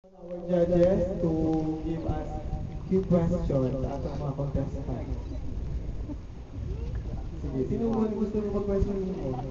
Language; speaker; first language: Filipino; non-native, local second language; Cebuano